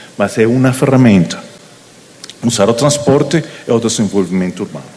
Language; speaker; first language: Portuguese; non-native, learner; Spanish